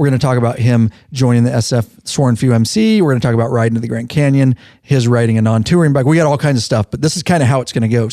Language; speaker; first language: English; native; English